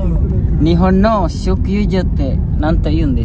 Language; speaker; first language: Japanese; non-native, learner; Indonesian